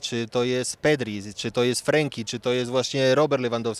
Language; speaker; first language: Polish; native; Polish